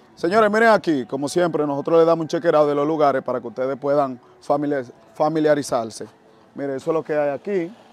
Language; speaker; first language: Spanish; native; Spanish